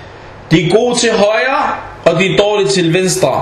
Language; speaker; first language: Danish; non-native, fluent; Arabic